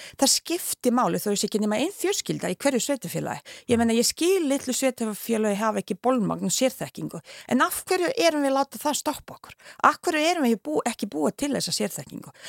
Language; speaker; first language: Icelandic; non-native, fluent; Bosnian